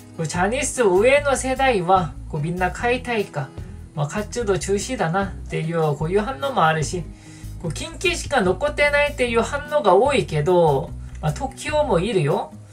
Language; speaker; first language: Japanese; non-native, fluent; Korean